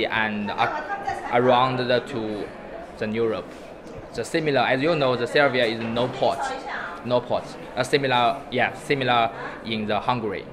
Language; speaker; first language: English; non-native, learner; Chinese